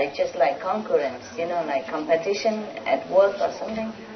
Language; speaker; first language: English; non-native, fluent; Vietnamese